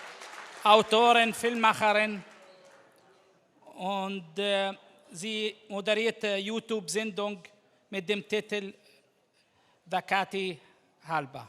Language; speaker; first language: German; non-native, learner; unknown